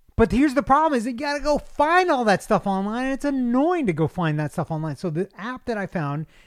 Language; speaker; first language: English; native; English